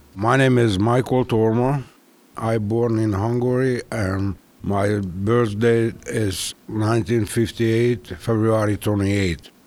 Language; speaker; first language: English; non-native, learner; Hungarian